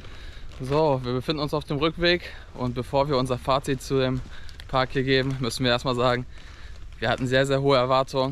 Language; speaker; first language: German; native; German